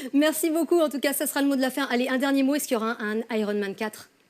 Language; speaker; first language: French; native; French